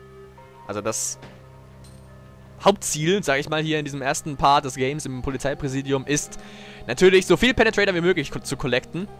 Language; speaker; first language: German; native; German